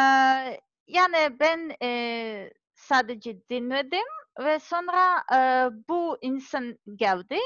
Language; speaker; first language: Turkish; non-native, learner; Serbian